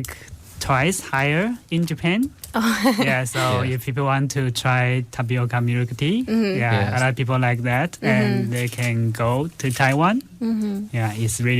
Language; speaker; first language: English; non-native, fluent; Chinese